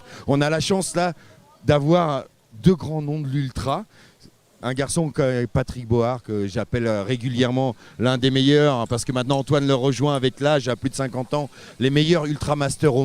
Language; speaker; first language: French; native; French